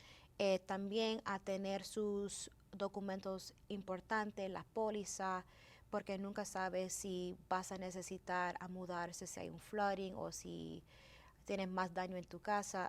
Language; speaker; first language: Spanish; early bilingual, heritage; Spanish